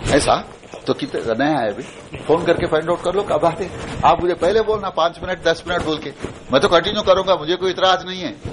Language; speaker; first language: Hindi; non-native, local second language; Telugu